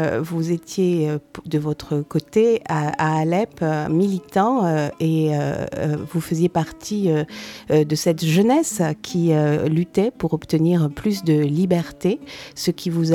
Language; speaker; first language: French; native; French